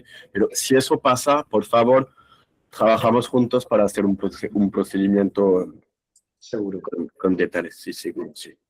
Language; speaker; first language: Spanish; non-native, fluent; French